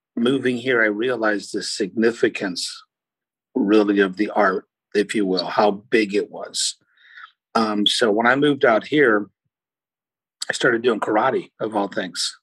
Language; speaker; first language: English; early bilingual, other home language; Portuguese